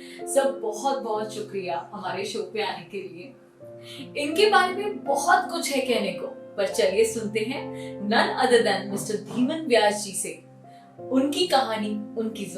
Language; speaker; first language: Hindi; native; Hindi